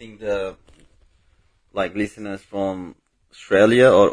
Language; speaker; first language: English; non-native, local second language; Bangla